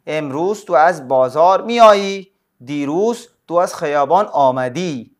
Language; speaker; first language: Persian; non-native, fluent; Urdu